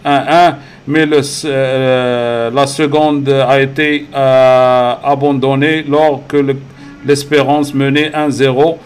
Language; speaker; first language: French; non-native, local second language; Arabic